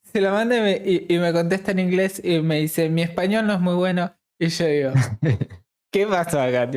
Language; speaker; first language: Spanish; native; Spanish